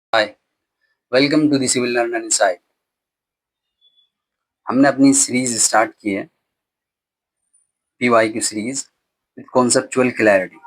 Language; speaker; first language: Hindi; native; Hindi